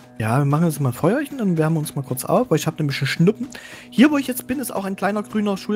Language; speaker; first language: German; native; German